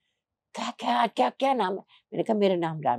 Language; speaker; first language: Hindi; non-native, local second language; Telugu